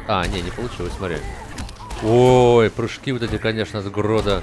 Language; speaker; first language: Russian; native; Russian